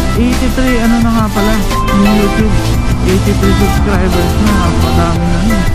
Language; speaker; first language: Filipino; native; Filipino